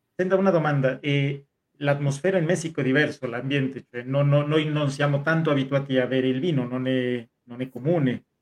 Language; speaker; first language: Italian; non-native, fluent; Spanish